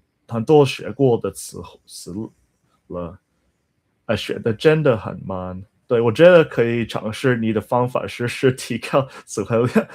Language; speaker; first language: Chinese; non-native, learner; English